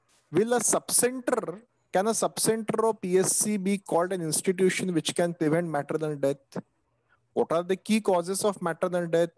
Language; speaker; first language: English; non-native, local second language; Marathi